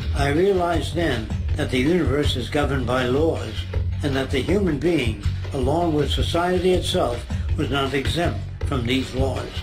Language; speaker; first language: English; native; English